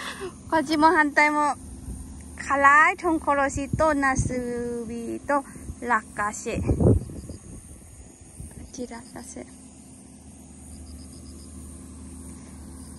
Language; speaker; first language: Japanese; non-native, learner; Lao